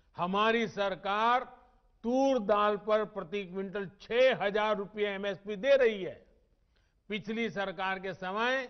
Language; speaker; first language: Hindi; non-native, local second language; Gujarati